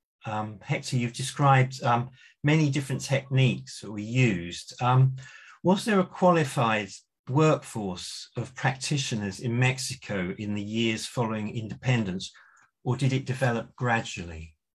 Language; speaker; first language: English; native; English